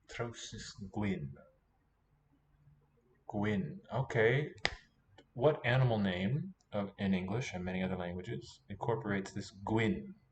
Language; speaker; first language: Welsh; non-native, learner; English